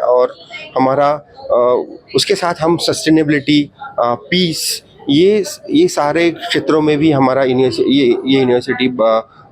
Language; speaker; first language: Hindi; non-native, local second language; Marathi